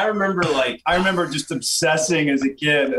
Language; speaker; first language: English; native; English